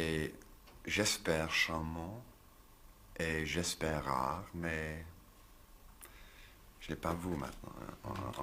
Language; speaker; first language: French; non-native, learner; English